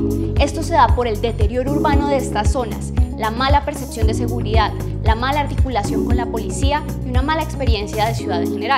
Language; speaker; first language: Spanish; native; Spanish